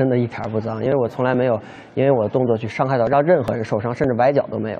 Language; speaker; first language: Chinese; native; Chinese